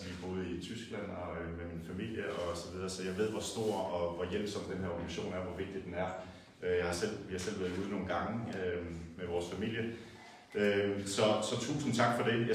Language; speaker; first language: Danish; native; Danish